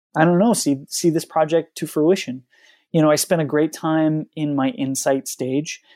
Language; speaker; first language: English; native; English